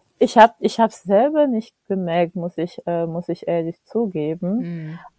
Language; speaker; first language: German; non-native, fluent; French